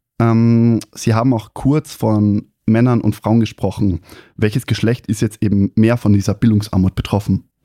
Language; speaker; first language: German; native; German